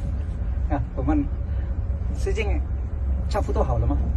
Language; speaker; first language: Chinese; non-native, learner; Indonesian